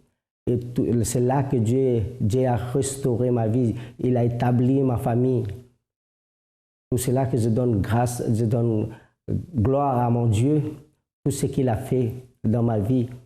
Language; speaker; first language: French; non-native, fluent; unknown